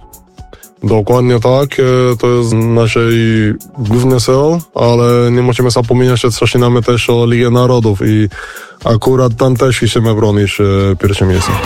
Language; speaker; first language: Polish; non-native, learner; Spanish